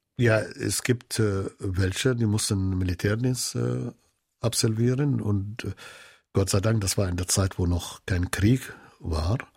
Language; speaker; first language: German; non-native, fluent; Arabic